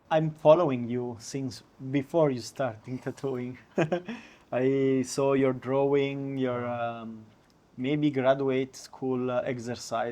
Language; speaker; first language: English; non-native, learner; Italian